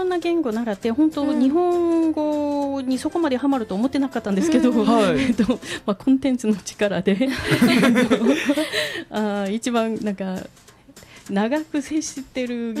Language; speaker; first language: Japanese; non-native, fluent; Korean